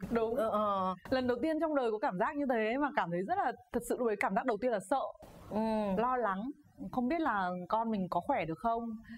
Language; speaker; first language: Vietnamese; native; Vietnamese